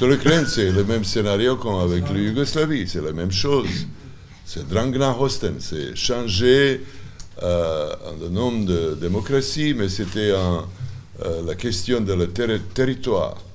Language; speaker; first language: French; non-native, learner; Serbian